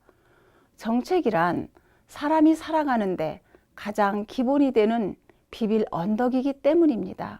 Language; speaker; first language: Korean; native; Korean